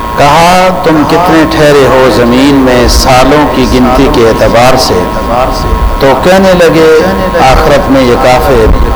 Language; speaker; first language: Urdu; native; Urdu